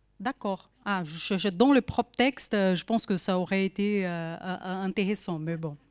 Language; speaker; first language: French; non-native, fluent; Portuguese